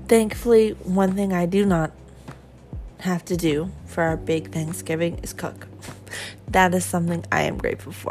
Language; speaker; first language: English; native; English